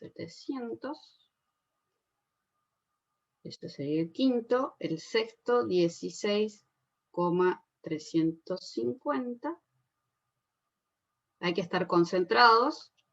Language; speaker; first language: Spanish; native; Spanish